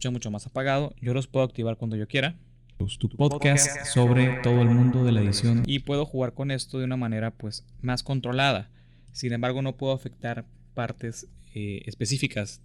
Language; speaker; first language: Spanish; native; Spanish